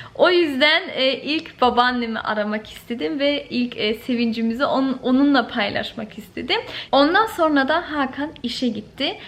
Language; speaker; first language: Turkish; early bilingual, heritage; Turkish